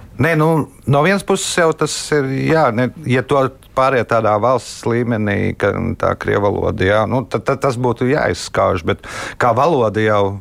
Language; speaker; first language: Latvian; native; Latvian